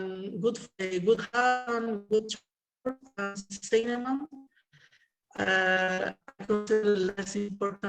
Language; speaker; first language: English; non-native, learner; Spanish